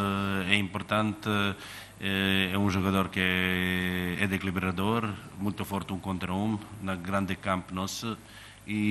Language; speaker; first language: Portuguese; non-native, fluent; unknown